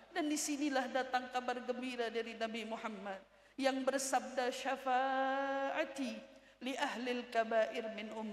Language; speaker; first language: Indonesian; native; Indonesian